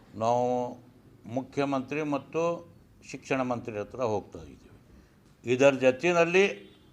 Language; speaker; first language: Kannada; non-native, local second language; Urdu